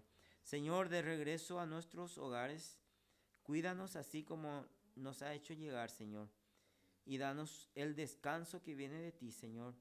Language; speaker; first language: Spanish; native; Spanish